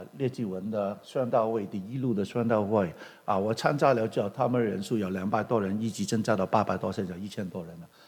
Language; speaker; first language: Chinese; non-native, local second language; Cantonese